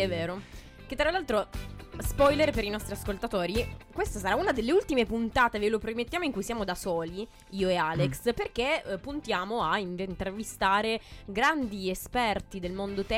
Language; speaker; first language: Italian; native; Italian